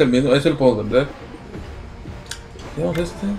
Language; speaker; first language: Spanish; native; Spanish